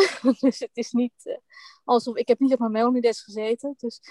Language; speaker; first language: Dutch; native; Dutch